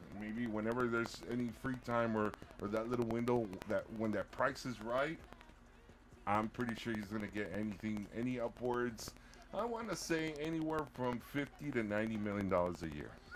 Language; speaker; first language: English; early bilingual, other home language; Spanish